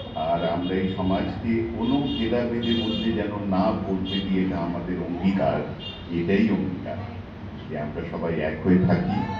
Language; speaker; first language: Bangla; non-native, fluent; Hindi